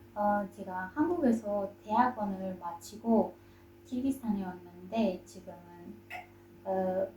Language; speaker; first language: Korean; non-native, fluent; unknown